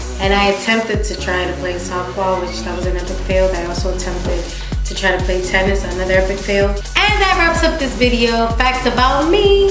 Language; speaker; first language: English; early bilingual, other home language; Spanish